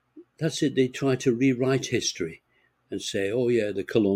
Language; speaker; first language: English; native; English